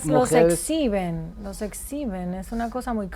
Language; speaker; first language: Spanish; native; Spanish